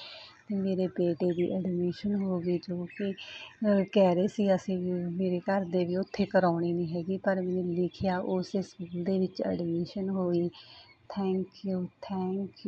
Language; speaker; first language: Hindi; non-native, local second language; Punjabi